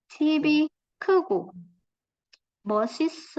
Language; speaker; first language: Korean; non-native, fluent; Indonesian